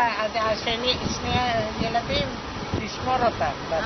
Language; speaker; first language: Hebrew; non-native, fluent; Malayalam